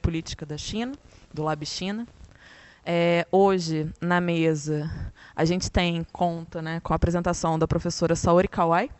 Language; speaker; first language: Portuguese; native; Portuguese